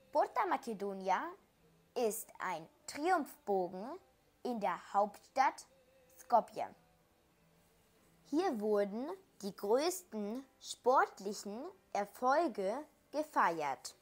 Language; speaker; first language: German; early bilingual, other home language; Macedonian